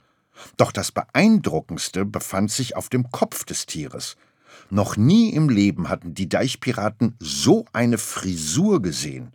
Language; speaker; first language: German; native; German